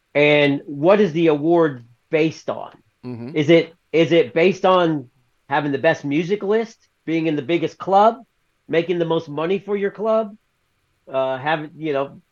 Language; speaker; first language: English; native; English